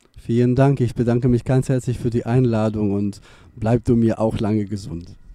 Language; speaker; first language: German; non-native, fluent; Serbian